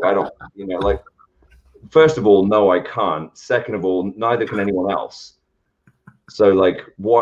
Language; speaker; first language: English; native; English